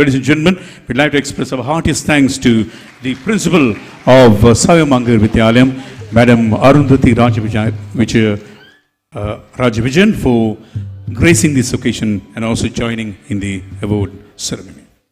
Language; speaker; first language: English; non-native, local second language; Tamil